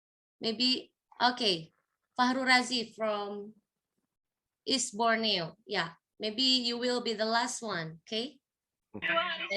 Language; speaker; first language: English; non-native, fluent; Indonesian